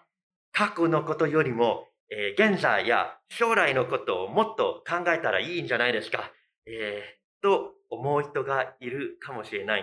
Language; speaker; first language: Japanese; non-native, fluent; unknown